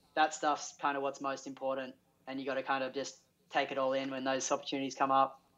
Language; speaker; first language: English; native; English